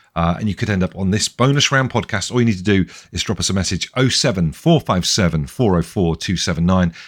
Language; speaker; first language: English; native; English